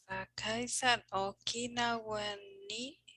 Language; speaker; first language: Japanese; non-native, learner; English